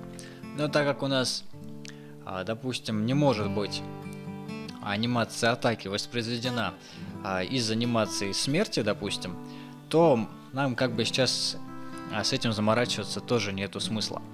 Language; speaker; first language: Russian; native; Russian